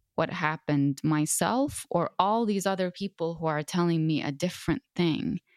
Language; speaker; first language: English; non-native, fluent; Arabic